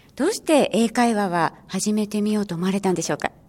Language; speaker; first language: Japanese; native; Japanese